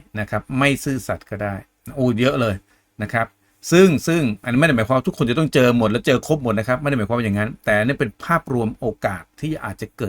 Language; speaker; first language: Thai; native; Thai